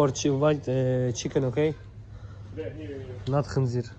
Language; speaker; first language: English; non-native, learner; Turkish